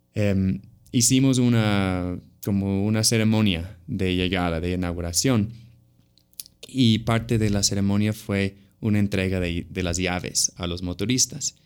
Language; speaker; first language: Spanish; non-native, fluent; English